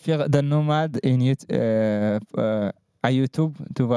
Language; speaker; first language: French; non-native, learner; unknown